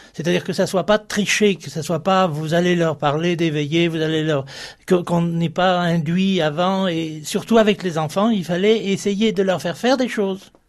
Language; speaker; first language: French; native; French